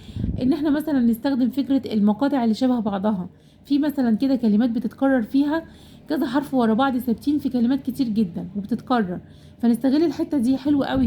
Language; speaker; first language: Arabic; native; Arabic